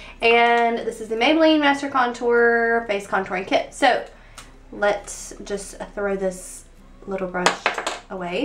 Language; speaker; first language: English; native; English